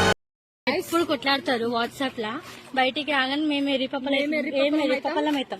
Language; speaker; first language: Telugu; native; Telugu